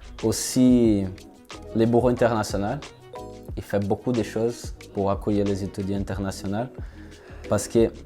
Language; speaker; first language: French; non-native, learner; Portuguese